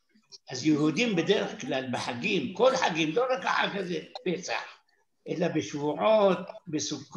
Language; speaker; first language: Hebrew; non-native, fluent; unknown